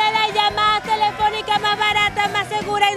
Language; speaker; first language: Spanish; native; Spanish